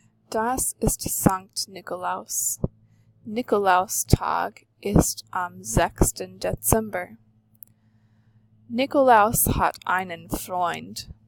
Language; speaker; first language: German; non-native, fluent; English